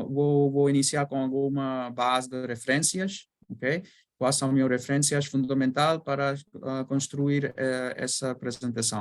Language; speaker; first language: Portuguese; non-native, learner; Bangla